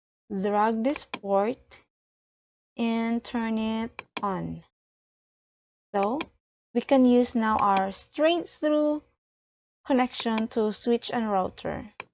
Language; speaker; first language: English; non-native, learner; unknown